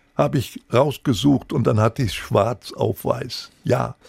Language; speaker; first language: German; native; German